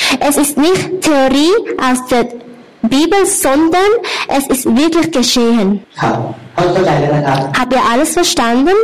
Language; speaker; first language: German; non-native, learner; Thai